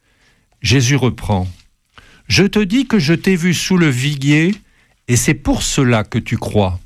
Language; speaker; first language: French; native; French